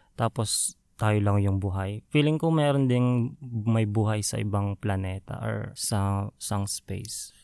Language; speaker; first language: Filipino; native; Filipino